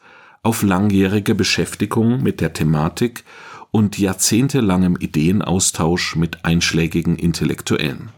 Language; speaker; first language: German; native; German